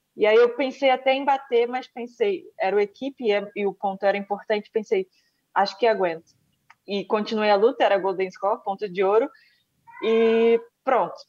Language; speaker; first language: Portuguese; native; Portuguese